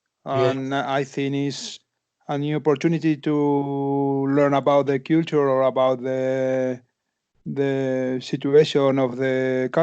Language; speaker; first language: English; non-native, fluent; Spanish